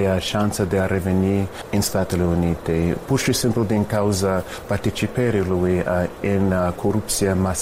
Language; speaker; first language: Romanian; non-native, fluent; English